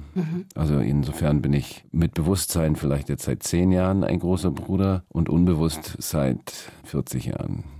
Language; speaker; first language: German; early bilingual, heritage; German